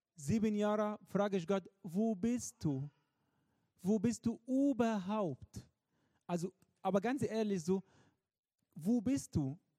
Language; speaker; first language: German; non-native, fluent; Arabic